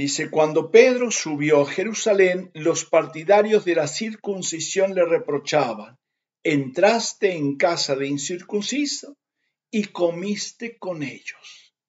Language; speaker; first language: Spanish; native; Spanish